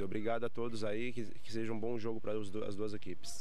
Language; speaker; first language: Portuguese; native; Portuguese